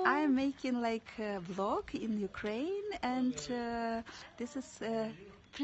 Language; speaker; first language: English; non-native, learner; Russian